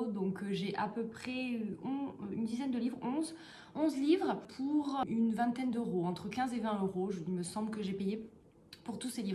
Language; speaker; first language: French; native; French